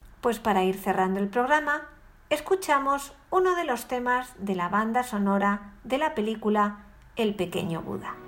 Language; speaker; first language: Spanish; native; Spanish